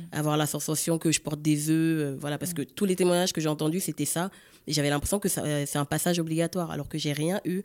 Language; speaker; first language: French; native; French